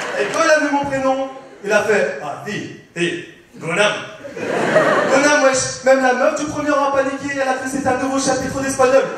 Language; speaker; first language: French; early bilingual, other home language; Vietnamese